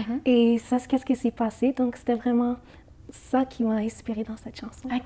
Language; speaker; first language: French; non-native, fluent; Arabic